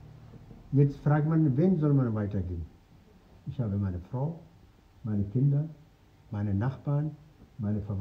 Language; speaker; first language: German; non-native, fluent; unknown